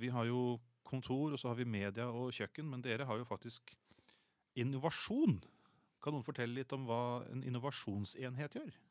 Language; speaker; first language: Norwegian; native; Norwegian